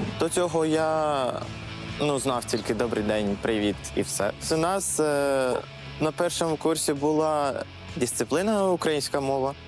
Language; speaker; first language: Ukrainian; non-native, fluent; Uzbek